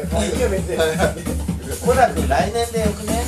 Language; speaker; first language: Japanese; native; Japanese